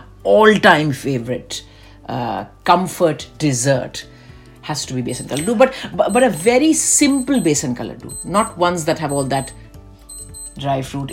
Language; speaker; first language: English; non-native, local second language; Bangla